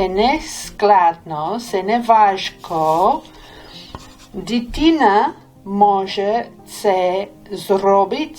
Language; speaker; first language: Ukrainian; non-native, learner; English